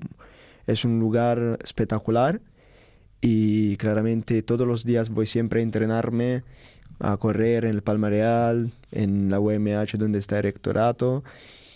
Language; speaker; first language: Spanish; non-native, learner; Italian